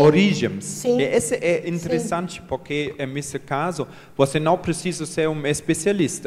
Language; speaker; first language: Portuguese; non-native, learner; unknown